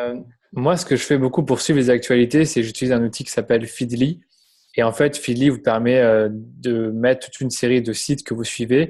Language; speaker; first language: French; native; French